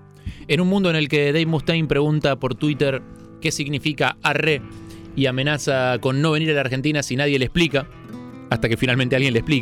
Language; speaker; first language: Spanish; native; Spanish